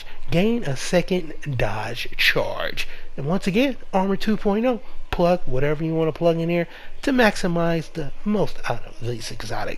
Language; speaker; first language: English; native; English